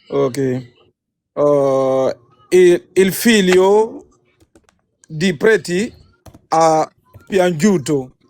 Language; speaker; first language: Italian; non-native, learner; French